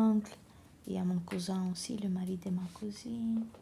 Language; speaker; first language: French; non-native, fluent; Romanian